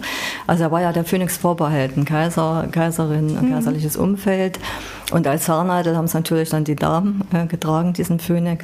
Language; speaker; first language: German; native; German